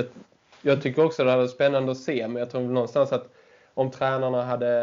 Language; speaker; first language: Swedish; native; Swedish